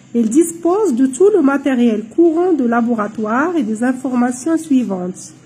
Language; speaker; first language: French; non-native, local second language; Arabic